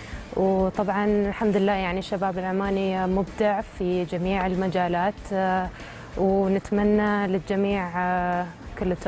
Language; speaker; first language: Arabic; native; Arabic